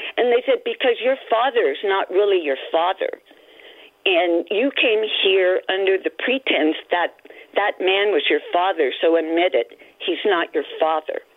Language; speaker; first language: English; early bilingual, other home language; Cantonese